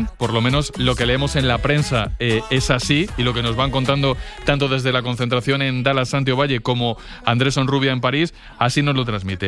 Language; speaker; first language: Spanish; native; Spanish